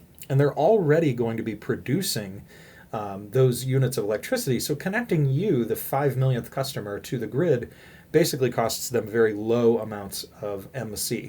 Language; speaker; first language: English; native; English